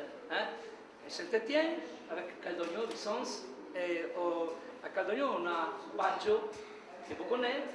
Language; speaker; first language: French; non-native, learner; Italian